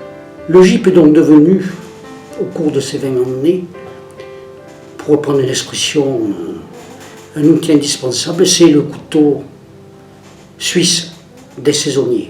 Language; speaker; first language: French; native; French